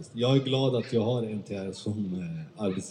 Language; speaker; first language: Swedish; early bilingual, other home language; Turkish